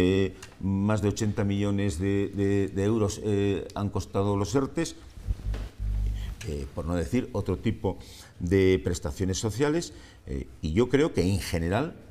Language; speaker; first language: Spanish; native; Spanish